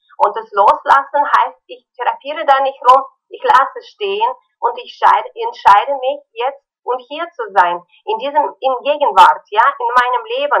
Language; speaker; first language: German; non-native, fluent; Russian